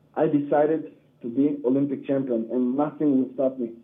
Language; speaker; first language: English; non-native, learner; Hebrew